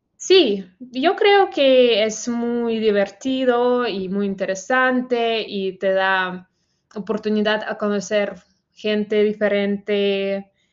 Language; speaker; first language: Spanish; non-native, fluent; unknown